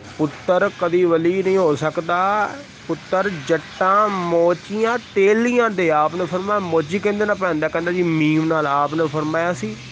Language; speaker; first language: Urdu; non-native, local second language; Punjabi